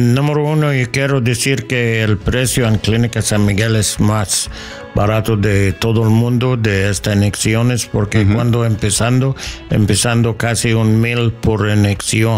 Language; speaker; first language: Spanish; non-native, learner; English